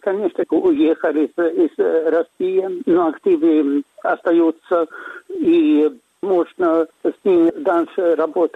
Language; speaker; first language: Russian; non-native, fluent; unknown